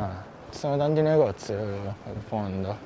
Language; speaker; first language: Italian; non-native, fluent; Japanese